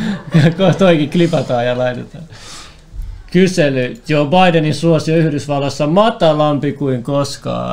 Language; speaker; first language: Finnish; native; Finnish